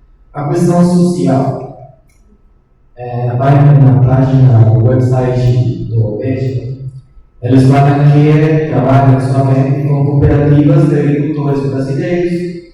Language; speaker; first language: Portuguese; non-native, learner; Spanish